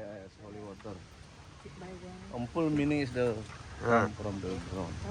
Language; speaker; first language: English; non-native, learner; Balinese